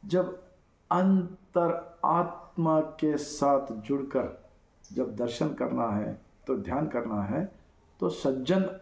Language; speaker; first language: Hindi; non-native, local second language; Kannada